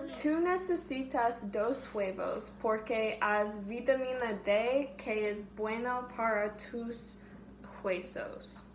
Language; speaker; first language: Spanish; non-native, learner; English